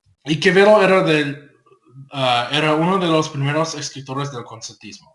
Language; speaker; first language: Spanish; non-native, learner; English